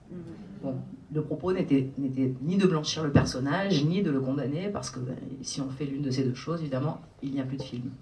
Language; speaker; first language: French; native; French